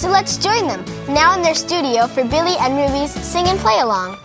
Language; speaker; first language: English; native; English